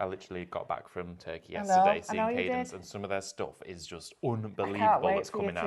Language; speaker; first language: English; native; English